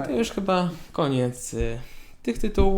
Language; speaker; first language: Polish; native; Polish